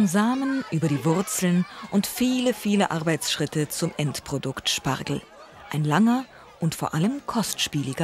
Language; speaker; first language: German; native; German